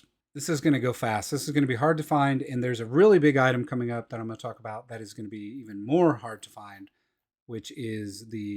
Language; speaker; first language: English; native; English